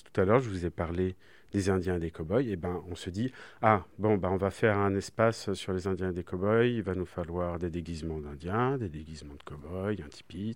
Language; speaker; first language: French; native; French